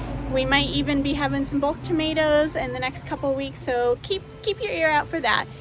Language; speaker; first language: English; native; English